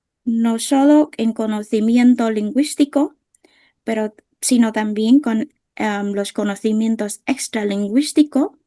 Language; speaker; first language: Spanish; non-native, fluent; Vietnamese